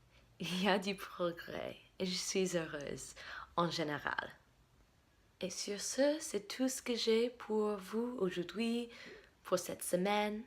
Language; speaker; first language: French; non-native, fluent; English